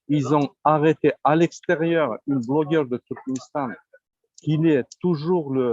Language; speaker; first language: French; non-native, learner; Turkmen